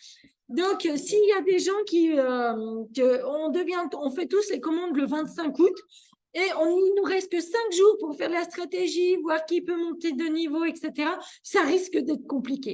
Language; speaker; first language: French; native; French